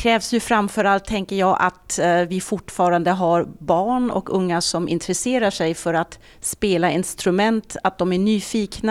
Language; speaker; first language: Swedish; non-native, fluent; German